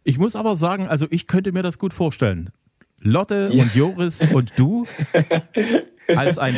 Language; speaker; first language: German; native; German